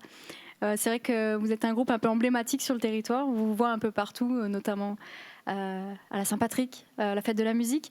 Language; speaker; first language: French; native; French